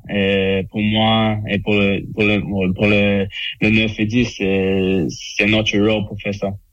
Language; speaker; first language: French; non-native, learner; English